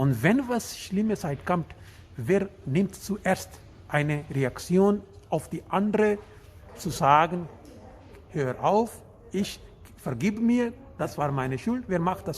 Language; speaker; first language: German; non-native, learner; Urdu